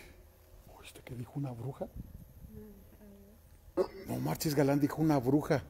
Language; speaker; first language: Spanish; native; Spanish